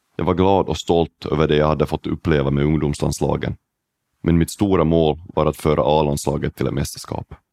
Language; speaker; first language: Swedish; native; Swedish